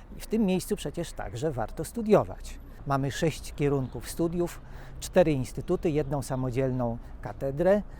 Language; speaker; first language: Polish; native; Polish